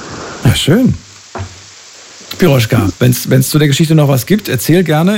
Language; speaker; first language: German; native; German